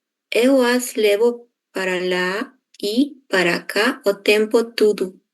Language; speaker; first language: Portuguese; non-native, learner; Spanish